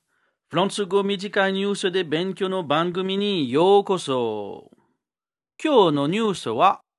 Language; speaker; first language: Japanese; non-native, learner; French